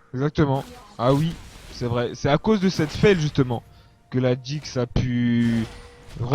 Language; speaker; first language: French; native; French